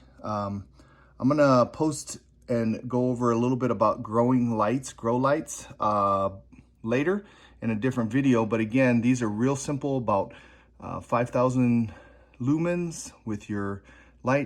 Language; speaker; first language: English; native; English